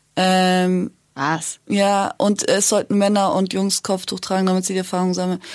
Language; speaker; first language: German; early bilingual, other home language; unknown